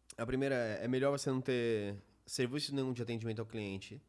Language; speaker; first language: Portuguese; native; Portuguese